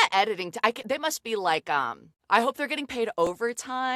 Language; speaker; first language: English; native; English